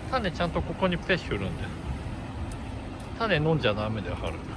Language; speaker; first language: Japanese; native; Japanese